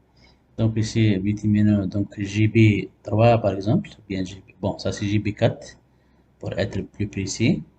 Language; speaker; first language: French; non-native, local second language; Arabic